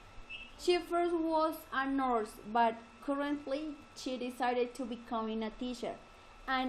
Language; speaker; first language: English; non-native, learner; Spanish